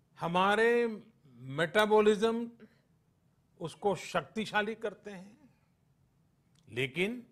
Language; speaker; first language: Hindi; non-native, local second language; Gujarati